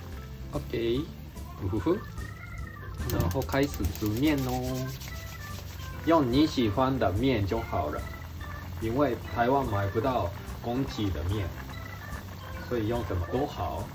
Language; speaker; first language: Chinese; non-native, fluent; Japanese